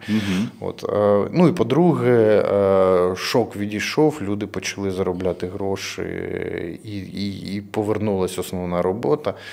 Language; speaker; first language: Ukrainian; non-native, local second language; Russian